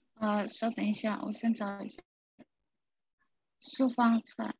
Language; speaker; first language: Chinese; non-native, fluent; Indonesian